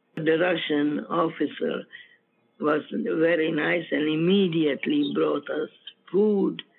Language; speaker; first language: English; non-native, fluent; Ukrainian